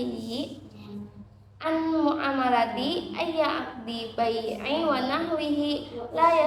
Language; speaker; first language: Arabic; non-native, learner; Indonesian